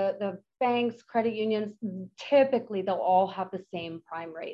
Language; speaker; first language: English; native; English